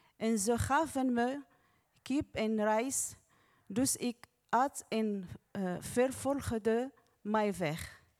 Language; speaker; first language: Dutch; non-native, learner; Arabic